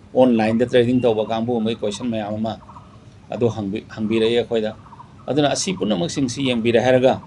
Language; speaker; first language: Manipuri; non-native, local second language; Tangkhul Naga (India)